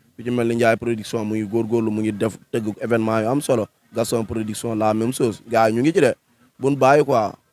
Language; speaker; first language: Wolof; native; Wolof